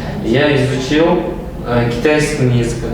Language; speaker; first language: Russian; non-native, local second language; Kazakh